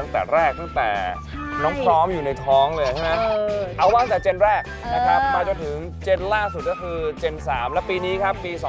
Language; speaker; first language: Thai; native; Thai